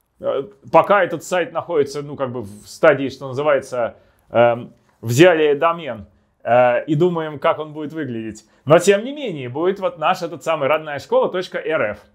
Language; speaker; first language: Russian; native; Russian